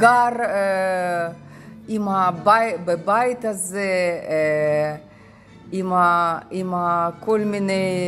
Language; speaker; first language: Hebrew; non-native, fluent; Russian